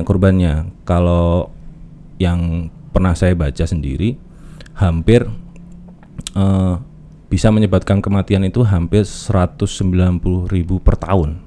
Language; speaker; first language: Indonesian; native; Indonesian